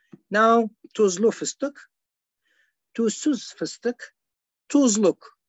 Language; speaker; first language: Turkish; non-native, learner; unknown